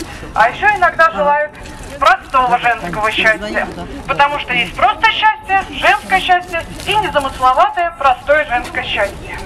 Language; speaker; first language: Russian; native; Russian